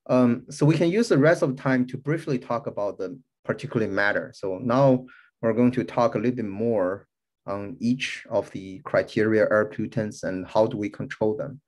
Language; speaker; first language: English; non-native, fluent; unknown